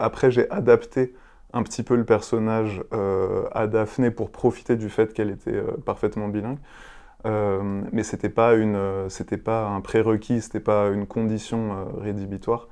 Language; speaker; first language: French; native; French